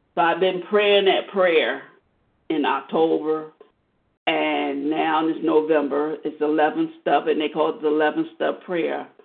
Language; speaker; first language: English; native; English